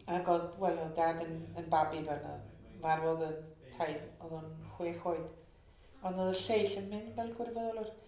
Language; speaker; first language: Welsh; early bilingual, heritage; Welsh